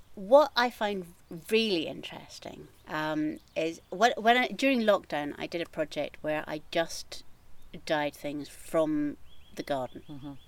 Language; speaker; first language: English; native; English